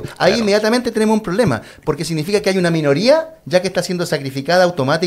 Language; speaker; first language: Spanish; native; Spanish